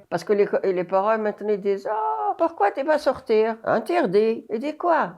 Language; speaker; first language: French; non-native, learner; Arabic